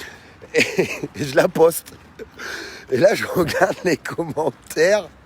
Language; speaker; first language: French; native; French